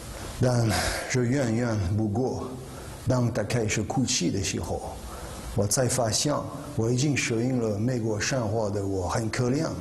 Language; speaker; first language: Chinese; non-native, fluent; French